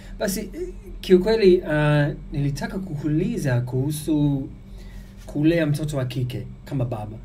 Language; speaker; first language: Swahili; non-native, fluent; English